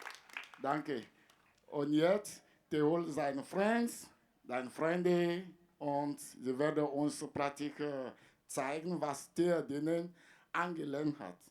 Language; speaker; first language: German; non-native, fluent; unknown